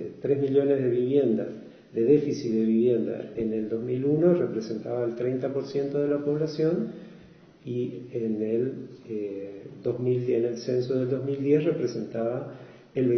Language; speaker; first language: Spanish; native; Spanish